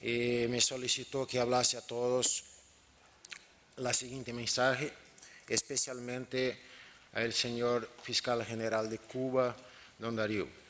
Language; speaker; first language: Spanish; non-native, learner; Portuguese